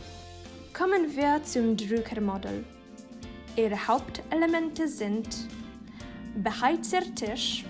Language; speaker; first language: German; non-native, learner; Polish